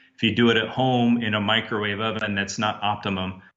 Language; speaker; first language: English; native; English